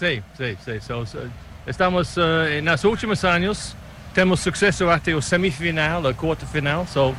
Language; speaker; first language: Portuguese; non-native, learner; English